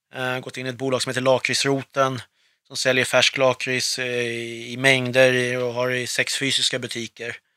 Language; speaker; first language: Swedish; early bilingual, other home language; Arabic